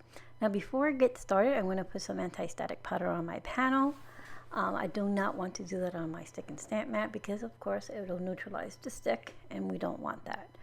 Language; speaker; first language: English; native; English